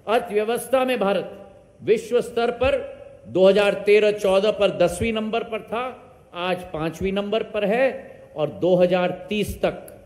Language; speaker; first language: Hindi; native; Hindi